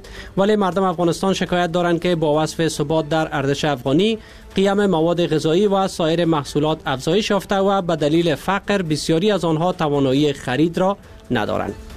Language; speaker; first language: Persian; native; Persian